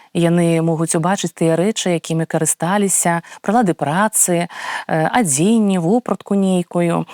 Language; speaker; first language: Belarusian; native; Belarusian